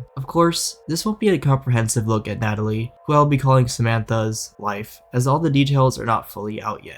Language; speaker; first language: English; native; English